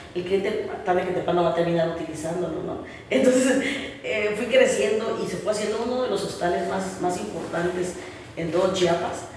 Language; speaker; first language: Spanish; native; Spanish